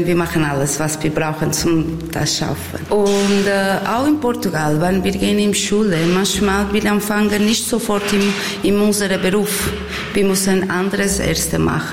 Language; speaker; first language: German; non-native, learner; Portuguese